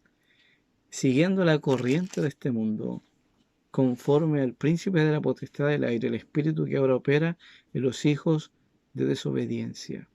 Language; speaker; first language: Spanish; native; Spanish